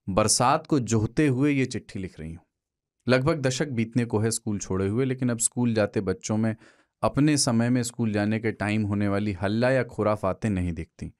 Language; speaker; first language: Hindi; native; Hindi